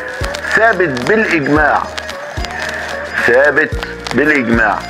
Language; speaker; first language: Arabic; native; Arabic